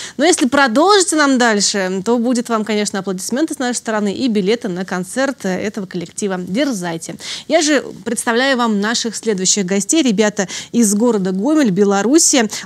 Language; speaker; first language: Russian; native; Russian